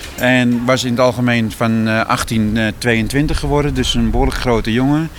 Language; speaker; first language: Dutch; native; Dutch